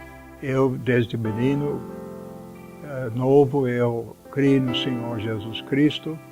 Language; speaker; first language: Portuguese; non-native, fluent; English